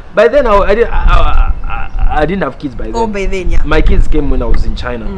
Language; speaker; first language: English; non-native, local second language; Bemba